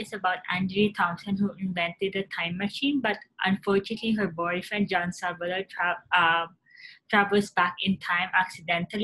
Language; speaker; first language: English; non-native, local second language; Filipino